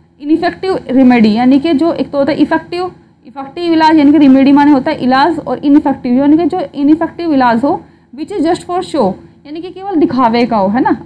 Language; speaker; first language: Hindi; native; Hindi